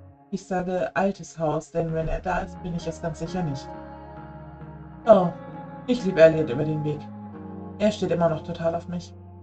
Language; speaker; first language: German; native; German